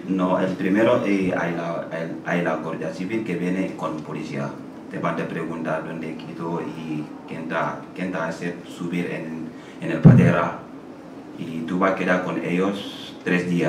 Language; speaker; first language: Spanish; non-native, learner; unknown